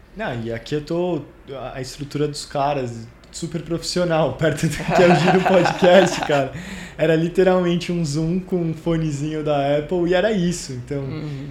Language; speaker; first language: Portuguese; native; Portuguese